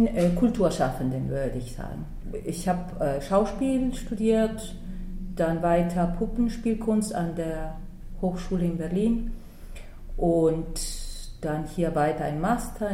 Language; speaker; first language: German; non-native, fluent; Spanish